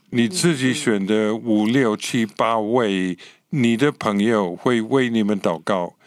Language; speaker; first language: Chinese; non-native, fluent; English